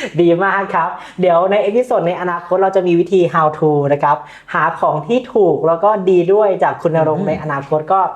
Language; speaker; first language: Thai; native; Thai